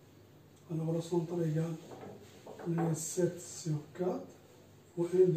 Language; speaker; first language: French; non-native, local second language; Arabic